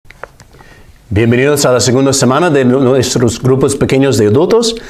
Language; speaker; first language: Spanish; non-native, fluent; English